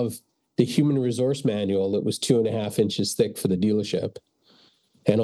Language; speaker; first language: English; native; English